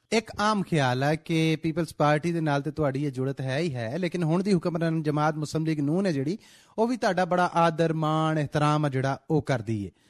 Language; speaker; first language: Punjabi; native; Punjabi